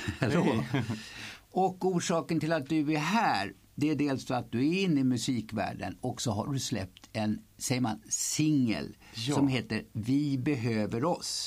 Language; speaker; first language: Swedish; native; Swedish